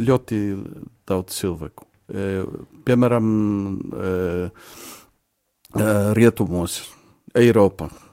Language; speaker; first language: Latvian; non-native, fluent; Polish